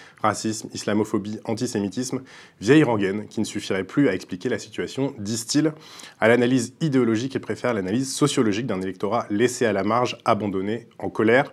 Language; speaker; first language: French; native; French